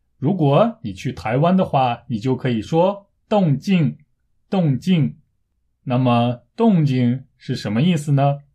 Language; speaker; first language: Chinese; native; Chinese